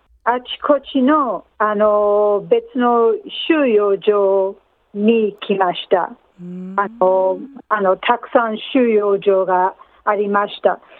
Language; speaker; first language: Japanese; non-native, learner; English